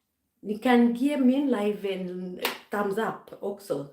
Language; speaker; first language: Swedish; non-native, fluent; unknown